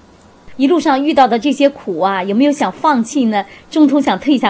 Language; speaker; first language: Chinese; native; Chinese